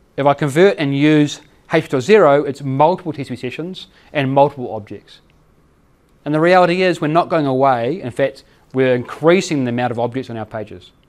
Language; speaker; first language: English; native; English